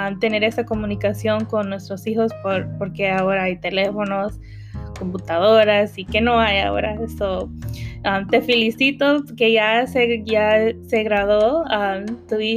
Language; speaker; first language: Spanish; early bilingual, heritage; Spanish